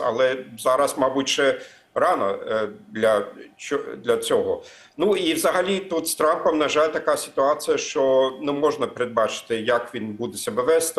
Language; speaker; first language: Ukrainian; non-native, fluent; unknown